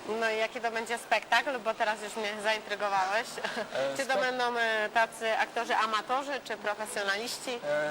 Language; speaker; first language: Polish; native; Polish